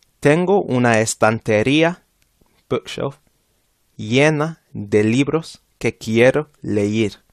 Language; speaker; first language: Spanish; non-native, fluent; English